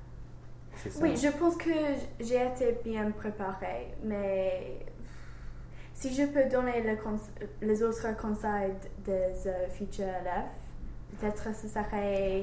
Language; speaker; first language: French; non-native, learner; English